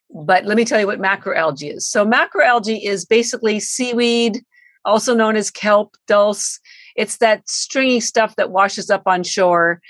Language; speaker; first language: English; native; English